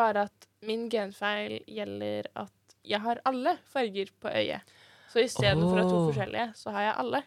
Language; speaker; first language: Norwegian; native; Norwegian